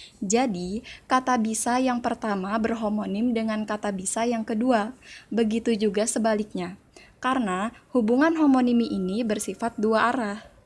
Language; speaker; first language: Indonesian; native; Indonesian